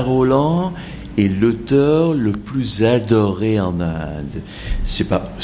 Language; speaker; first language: French; non-native, fluent; Bangla